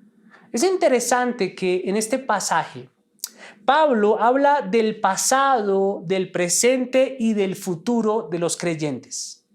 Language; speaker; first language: Spanish; native; Spanish